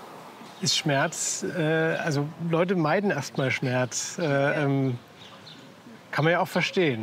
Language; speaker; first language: German; native; German